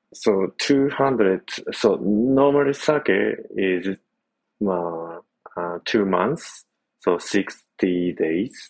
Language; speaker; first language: English; non-native, learner; Japanese